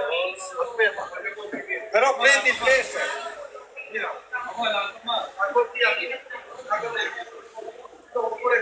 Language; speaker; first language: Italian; non-native, learner; Albanian